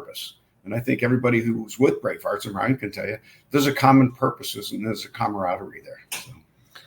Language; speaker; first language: English; native; English